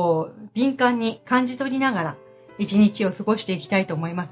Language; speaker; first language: Japanese; native; Japanese